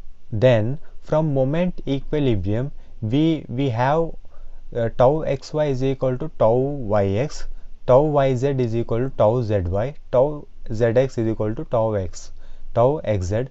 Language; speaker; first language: English; non-native, local second language; Telugu